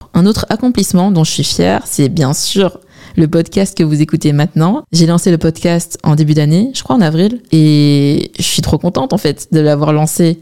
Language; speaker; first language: French; early bilingual, other home language; Chinese